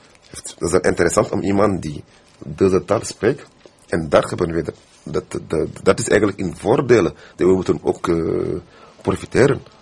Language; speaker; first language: Dutch; non-native, fluent; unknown